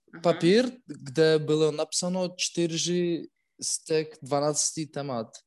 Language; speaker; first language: Czech; non-native, learner; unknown